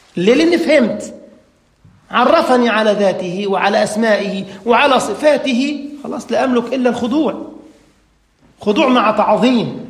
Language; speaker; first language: Arabic; native; Arabic